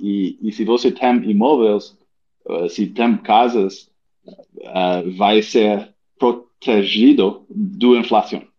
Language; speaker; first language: Portuguese; non-native, learner; English